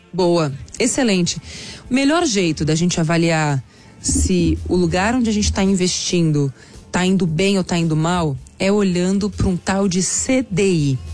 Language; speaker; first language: Portuguese; native; Portuguese